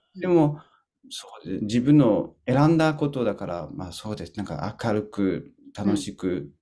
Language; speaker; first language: Japanese; non-native, fluent; French